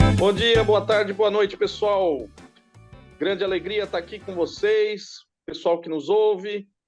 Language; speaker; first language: Portuguese; native; Portuguese